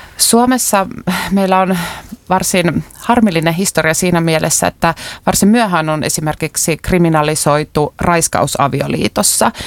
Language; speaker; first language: Finnish; native; Finnish